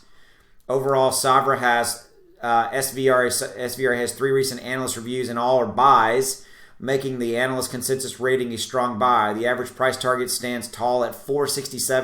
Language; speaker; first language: English; native; English